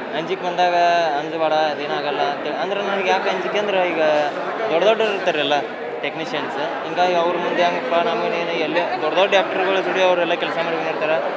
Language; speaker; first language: Kannada; native; Kannada